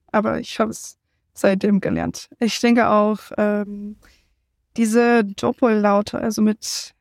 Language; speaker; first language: German; non-native, fluent; English